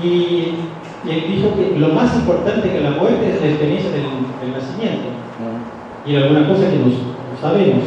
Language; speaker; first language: Spanish; non-native, fluent; Portuguese